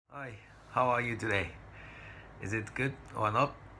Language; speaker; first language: English; non-native, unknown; Japanese